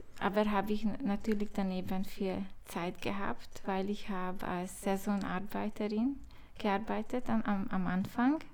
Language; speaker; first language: German; non-native, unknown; Hungarian